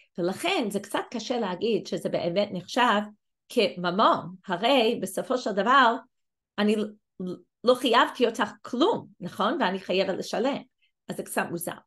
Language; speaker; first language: Hebrew; non-native, fluent; English